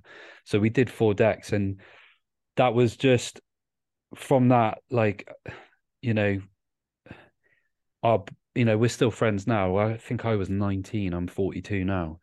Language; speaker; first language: English; native; English